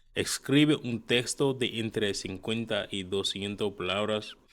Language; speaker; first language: Spanish; non-native, learner; English